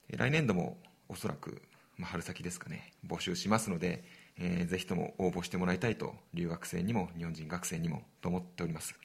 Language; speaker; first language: Japanese; native; Japanese